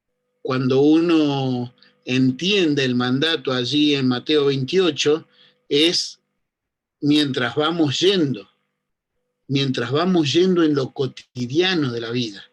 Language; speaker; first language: Spanish; native; Spanish